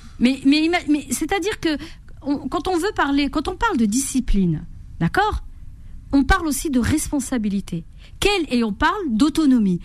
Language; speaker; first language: French; native; French